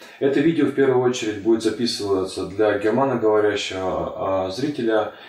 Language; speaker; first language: Russian; early bilingual, heritage; Russian